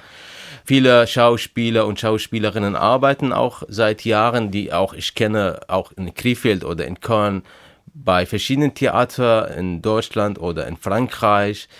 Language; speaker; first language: German; non-native, fluent; Arabic